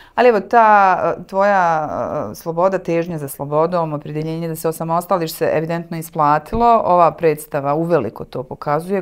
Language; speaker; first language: Bosnian; native; Bosnian